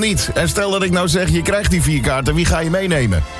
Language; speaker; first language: Dutch; native; Dutch